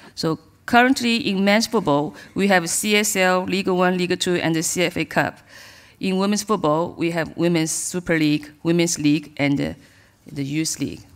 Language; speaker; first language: English; non-native, learner; Chinese